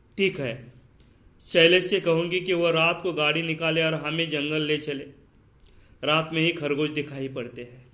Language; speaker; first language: Hindi; non-native, local second language; Marathi